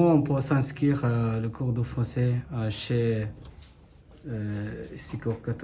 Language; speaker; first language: French; non-native, learner; Bangla